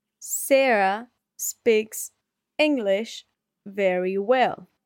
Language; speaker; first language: English; non-native, fluent; Spanish